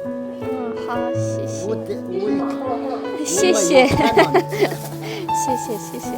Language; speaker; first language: Chinese; non-native, fluent; Persian